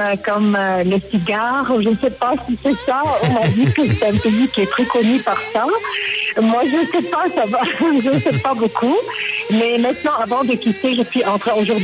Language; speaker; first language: French; non-native, local second language; Arabic